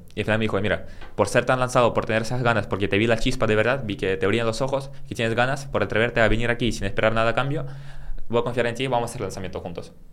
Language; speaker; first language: Spanish; early bilingual, other home language; Russian